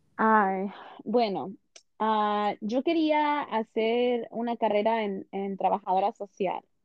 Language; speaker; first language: Spanish; early bilingual, heritage; Spanish